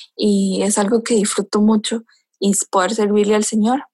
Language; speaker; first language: Spanish; native; Spanish